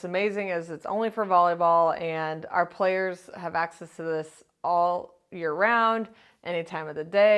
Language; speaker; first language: English; native; English